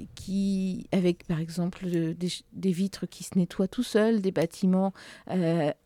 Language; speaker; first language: French; native; French